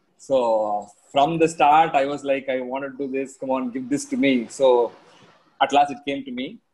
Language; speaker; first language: English; non-native, local second language; Tamil